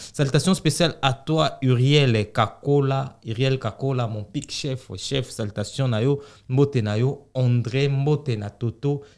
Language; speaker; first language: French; non-native, local second language; Lingala